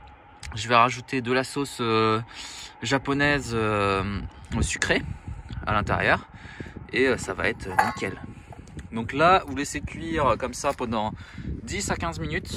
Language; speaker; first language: French; native; French